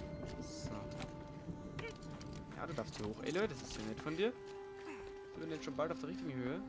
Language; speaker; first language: German; native; German